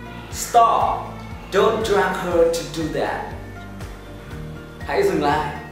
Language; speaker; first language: English; non-native, fluent; Vietnamese